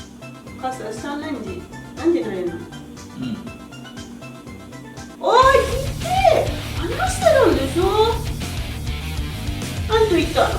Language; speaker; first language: Japanese; non-native, learner; Spanish